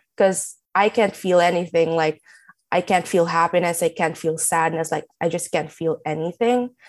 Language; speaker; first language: English; non-native, local second language; Filipino